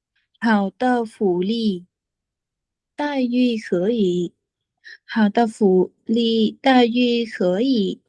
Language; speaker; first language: Chinese; non-native, learner; Vietnamese